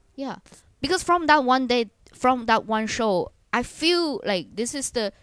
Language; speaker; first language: English; non-native, fluent; Chinese